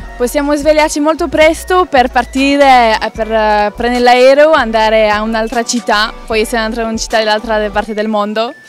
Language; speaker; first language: Italian; non-native, fluent; Swedish